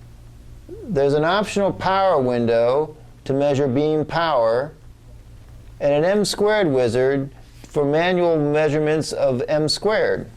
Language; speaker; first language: English; native; English